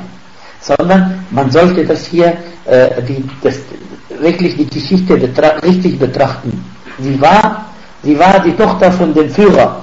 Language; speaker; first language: German; non-native, fluent; Arabic